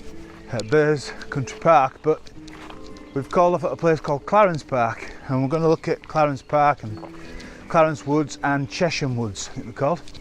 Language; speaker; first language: English; native; English